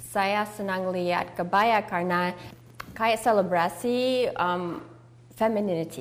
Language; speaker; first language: Indonesian; early bilingual, heritage; English